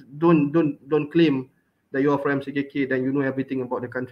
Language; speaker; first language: English; non-native, local second language; Malay